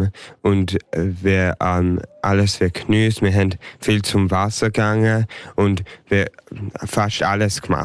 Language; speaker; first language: German; early bilingual, heritage; English